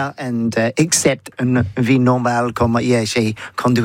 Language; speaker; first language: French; non-native, learner; English